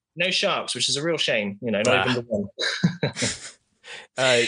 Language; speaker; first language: English; native; English